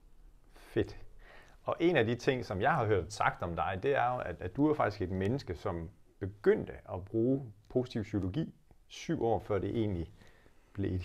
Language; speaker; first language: Danish; native; Danish